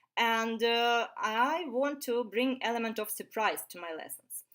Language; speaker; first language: English; non-native, fluent; Ukrainian